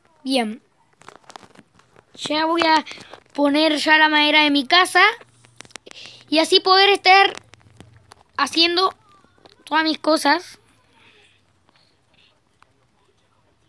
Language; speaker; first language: Spanish; native; Spanish